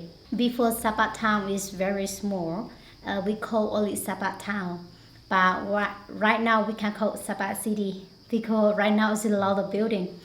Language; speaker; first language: English; non-native, learner; Hmong